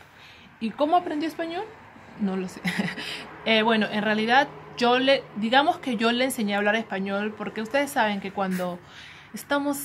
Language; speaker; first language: Spanish; native; Spanish